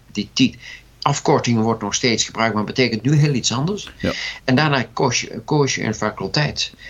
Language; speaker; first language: Dutch; native; Dutch